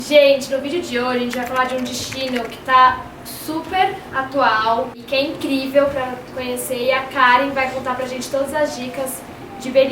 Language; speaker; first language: Portuguese; native; Portuguese